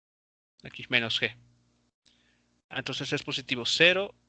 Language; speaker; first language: Spanish; native; Spanish